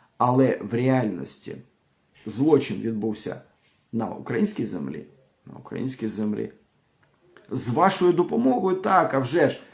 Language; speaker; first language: Ukrainian; non-native, local second language; Russian